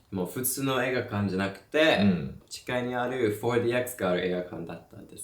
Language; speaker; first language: Japanese; non-native, learner; English